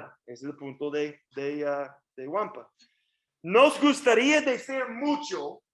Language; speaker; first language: Spanish; non-native, learner; English